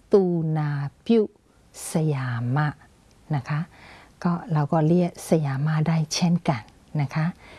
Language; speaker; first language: Thai; non-native, fluent; Burmese